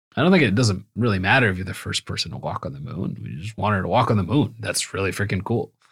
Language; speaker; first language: English; early bilingual, other home language; Spanish